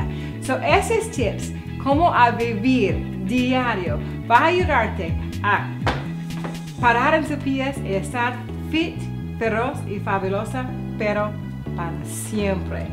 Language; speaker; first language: Spanish; non-native, learner; English